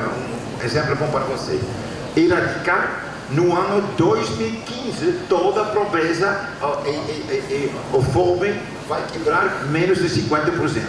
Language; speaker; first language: Portuguese; non-native, fluent; Dutch